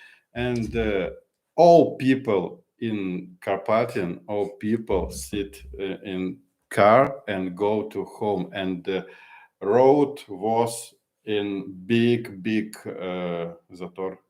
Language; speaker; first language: English; non-native, learner; Ukrainian